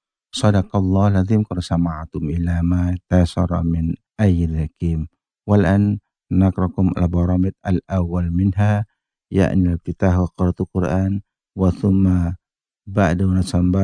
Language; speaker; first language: Arabic; non-native, fluent; Indonesian